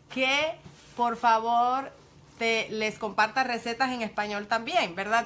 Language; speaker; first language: Spanish; early bilingual, heritage; Spanish